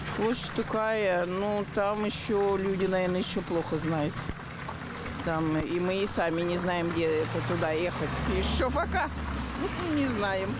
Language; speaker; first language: Russian; non-native, local second language; Tatar